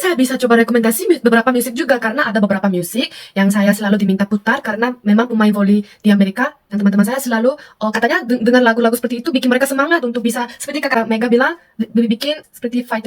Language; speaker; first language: Indonesian; non-native, fluent; Korean